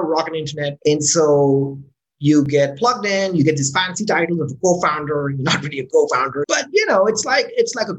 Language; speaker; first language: English; non-native, local second language; Urdu